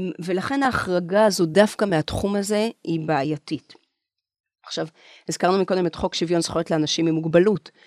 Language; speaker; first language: Hebrew; native; Hebrew